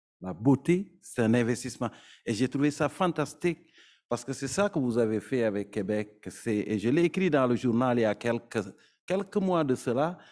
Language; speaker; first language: French; non-native, local second language; Serer